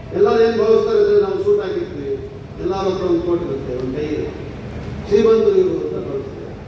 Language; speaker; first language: Kannada; non-native, local second language; Kodava